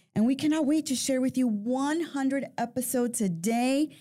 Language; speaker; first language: English; early bilingual, other home language; Spanish